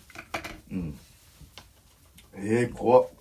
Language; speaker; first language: Japanese; native; Japanese